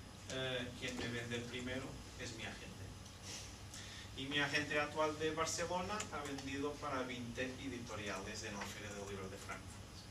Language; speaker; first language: Spanish; non-native, fluent; Portuguese